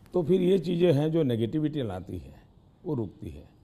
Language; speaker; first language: Hindi; non-native, local second language; Gujarati